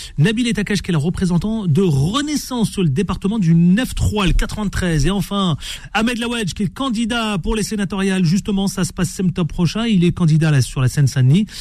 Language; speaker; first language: French; native; French